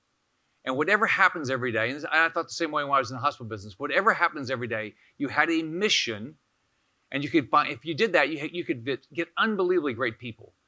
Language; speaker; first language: English; native; English